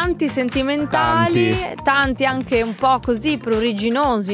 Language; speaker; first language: Italian; native; Italian